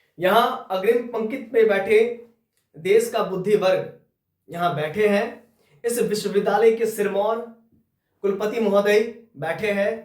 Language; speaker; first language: Hindi; native; Hindi